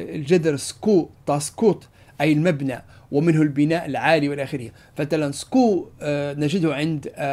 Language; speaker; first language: Arabic; non-native, local second language; Berber languages